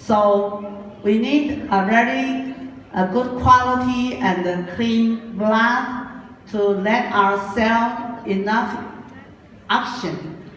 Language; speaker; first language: English; non-native, learner; Japanese